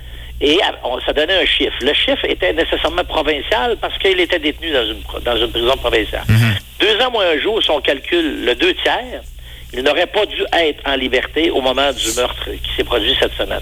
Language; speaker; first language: French; native; French